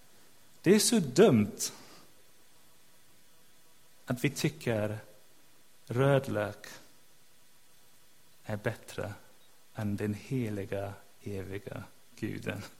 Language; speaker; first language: Swedish; non-native, fluent; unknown